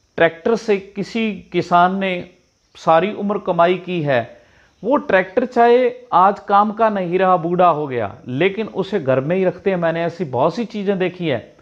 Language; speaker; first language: Hindi; non-native, local second language; Punjabi